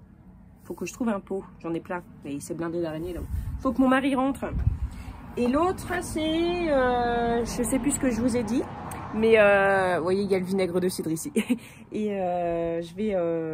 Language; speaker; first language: French; native; French